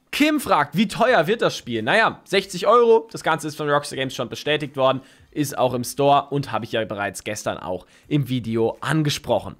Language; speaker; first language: German; native; German